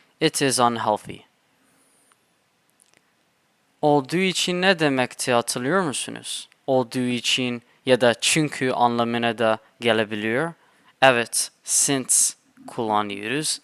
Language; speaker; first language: Turkish; non-native, fluent; English